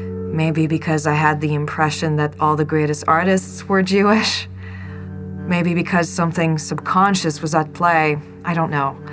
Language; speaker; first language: English; non-native, fluent; French